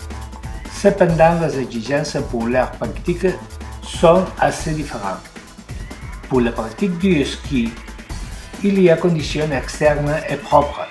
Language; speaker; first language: French; non-native, learner; Spanish